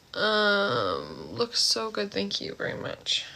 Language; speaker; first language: English; native; English